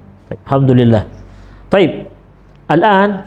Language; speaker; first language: Arabic; non-native, fluent; Indonesian